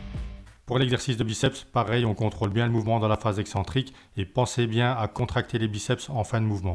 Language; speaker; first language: French; native; French